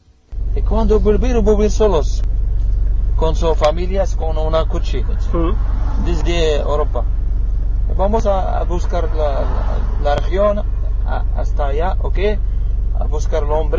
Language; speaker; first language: Spanish; non-native, learner; Arabic